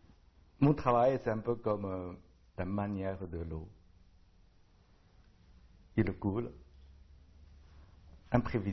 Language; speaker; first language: French; non-native, learner; Chinese